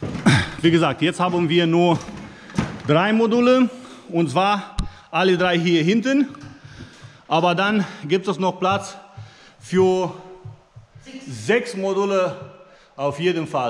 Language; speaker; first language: German; non-native, fluent; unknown